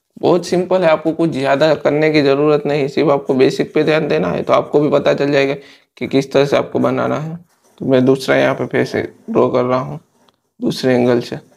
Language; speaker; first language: Hindi; native; Hindi